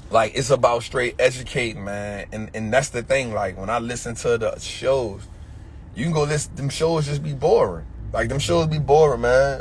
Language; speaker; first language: English; native; English